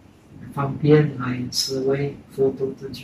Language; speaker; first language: Chinese; non-native, fluent; Czech